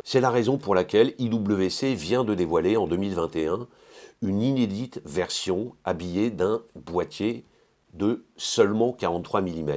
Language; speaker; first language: French; native; French